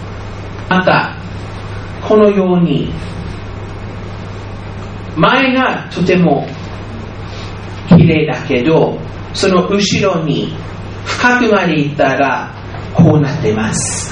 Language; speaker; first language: Japanese; non-native, fluent; English